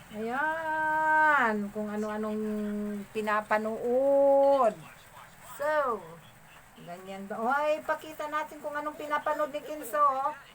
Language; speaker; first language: Filipino; non-native, local second language; Masbatenyo